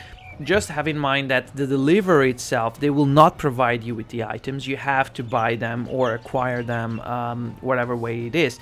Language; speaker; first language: English; non-native, fluent; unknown